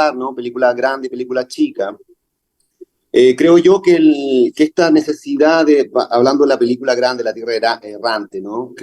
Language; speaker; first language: Spanish; native; Spanish